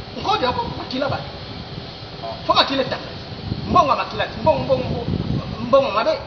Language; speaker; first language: Lingala; non-native, local second language; Kongo